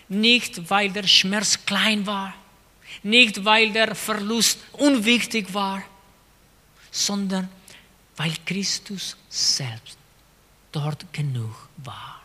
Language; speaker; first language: German; non-native, fluent; Spanish